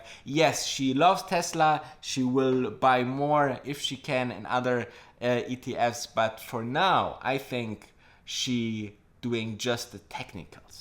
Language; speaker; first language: English; non-native, fluent; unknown